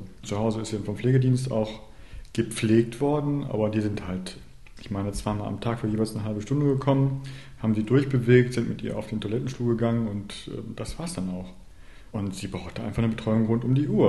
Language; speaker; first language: German; native; German